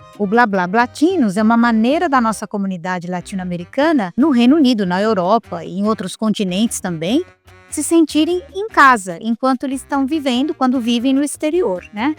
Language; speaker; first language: Portuguese; native; Portuguese